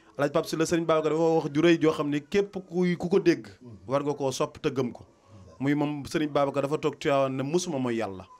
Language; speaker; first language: Wolof; native; Wolof